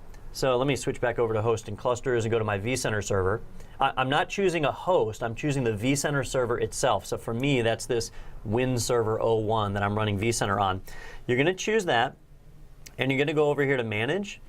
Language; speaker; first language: English; native; English